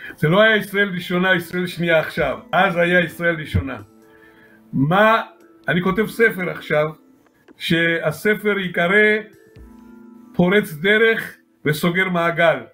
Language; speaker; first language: Hebrew; non-native, fluent; Georgian